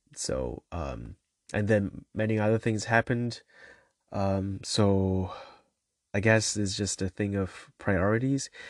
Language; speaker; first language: English; non-native, fluent; Chinese